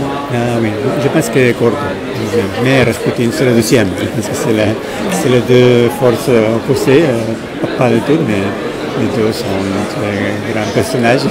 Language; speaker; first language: French; non-native, fluent; Spanish